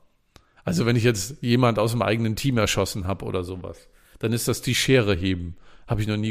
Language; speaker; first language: German; native; German